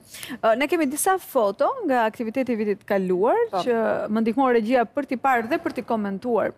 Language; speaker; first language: Albanian; native; Albanian